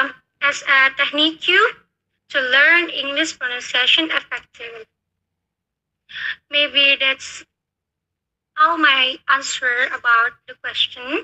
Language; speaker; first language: English; non-native, learner; Indonesian